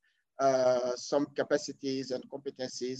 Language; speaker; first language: English; non-native, fluent; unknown